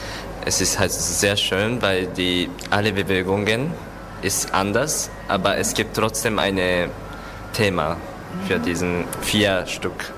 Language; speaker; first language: German; non-native, learner; Japanese